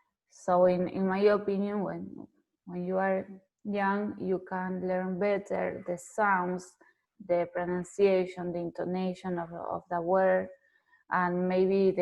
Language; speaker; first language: English; non-native, fluent; Spanish